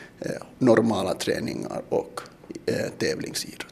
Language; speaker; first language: Swedish; non-native, local second language; Finnish